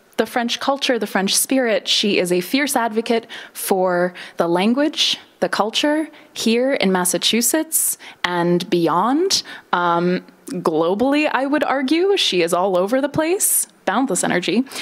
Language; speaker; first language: English; native; English